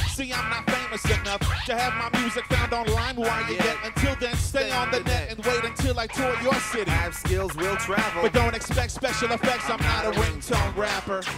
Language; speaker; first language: English; native; English